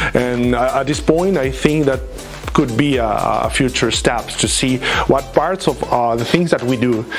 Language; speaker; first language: English; non-native, fluent; Spanish